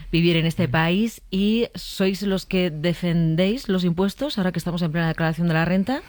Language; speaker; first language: Spanish; native; Spanish